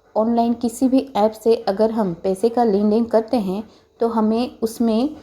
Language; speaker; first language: Hindi; non-native, local second language; Marathi